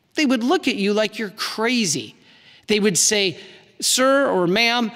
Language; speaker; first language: English; native; English